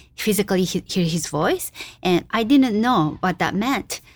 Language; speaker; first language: English; non-native, fluent; Japanese